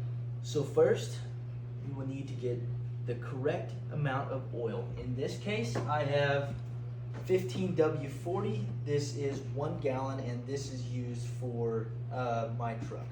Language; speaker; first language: English; native; English